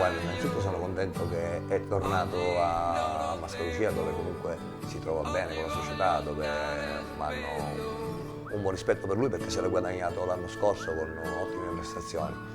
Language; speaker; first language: Italian; native; Italian